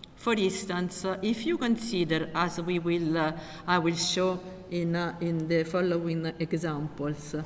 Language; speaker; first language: English; non-native, fluent; Italian